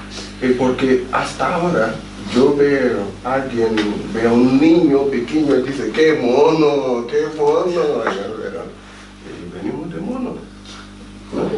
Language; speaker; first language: Spanish; non-native, fluent; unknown